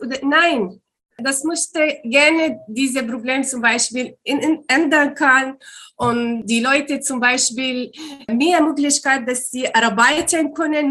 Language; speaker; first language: German; non-native, learner; Arabic